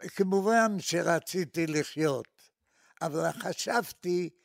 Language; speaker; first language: Hebrew; non-native, fluent; Polish